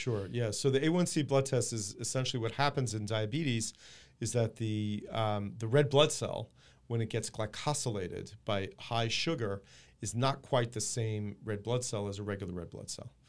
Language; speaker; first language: English; native; English